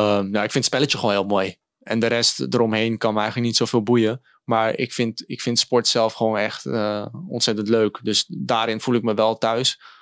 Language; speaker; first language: Dutch; native; Dutch